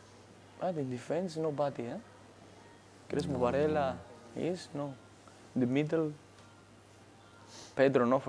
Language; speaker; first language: English; non-native, learner; Spanish